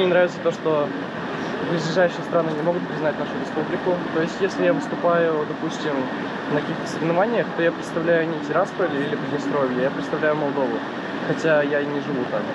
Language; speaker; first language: Russian; native; Russian